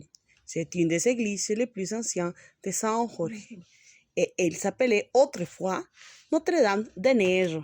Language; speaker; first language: French; non-native, learner; Spanish